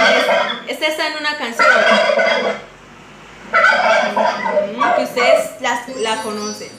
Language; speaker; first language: Spanish; native; Spanish